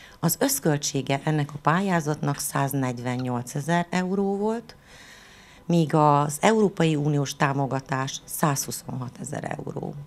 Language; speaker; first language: Hungarian; native; Hungarian